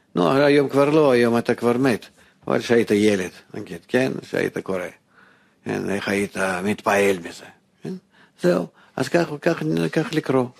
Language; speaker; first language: Hebrew; non-native, fluent; Russian